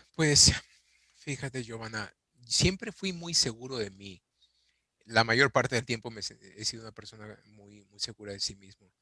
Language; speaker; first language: Spanish; native; Spanish